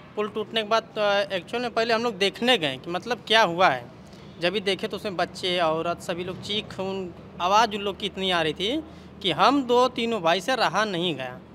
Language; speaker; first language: Hindi; native; Hindi